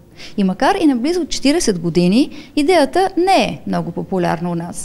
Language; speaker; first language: Bulgarian; native; Bulgarian